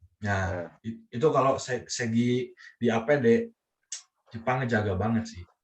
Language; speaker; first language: Indonesian; non-native, local second language; Sundanese